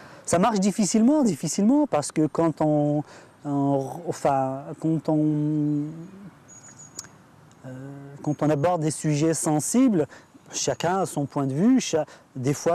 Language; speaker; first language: French; native; French